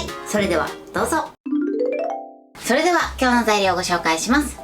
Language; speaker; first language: Japanese; native; Japanese